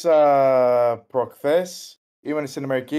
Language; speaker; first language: Greek; early bilingual, heritage; English